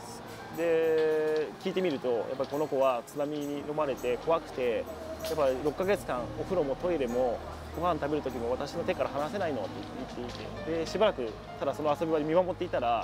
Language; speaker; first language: Japanese; native; Japanese